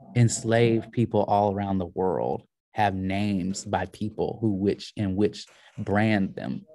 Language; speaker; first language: English; native; English